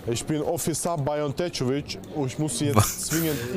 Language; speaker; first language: German; early bilingual, other home language; Russian